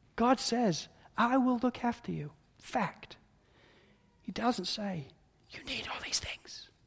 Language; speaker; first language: English; native; English